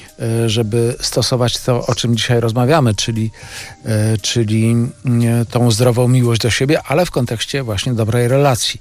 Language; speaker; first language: Polish; native; Polish